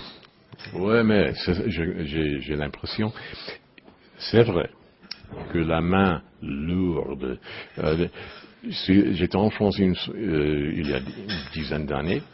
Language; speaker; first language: French; non-native, learner; English